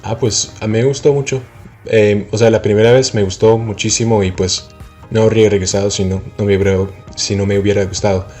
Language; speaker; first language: Spanish; non-native, fluent; English